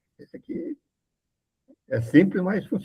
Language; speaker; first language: Portuguese; native; Portuguese